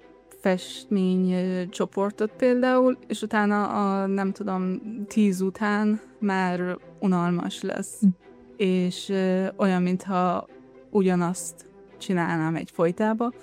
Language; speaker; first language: Hungarian; early bilingual, heritage; Hungarian